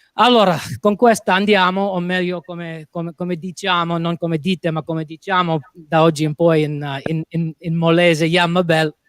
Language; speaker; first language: Italian; non-native, fluent; English